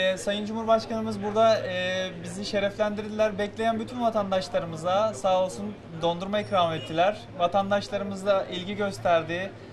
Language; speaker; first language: Turkish; native; Turkish